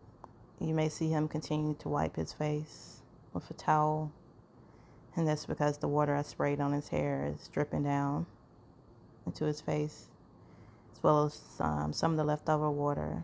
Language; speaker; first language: English; native; English